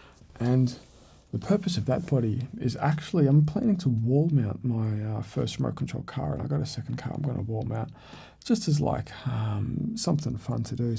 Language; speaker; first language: English; native; English